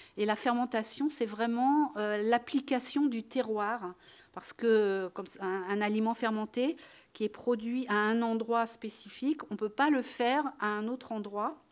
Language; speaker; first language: French; native; French